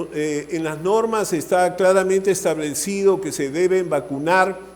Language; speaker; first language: Spanish; native; Spanish